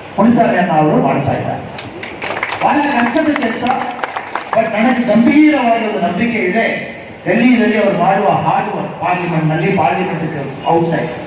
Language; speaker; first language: Kannada; non-native, local second language; Tamil